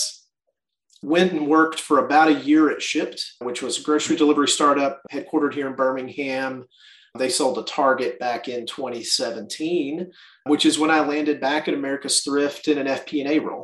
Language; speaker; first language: English; native; English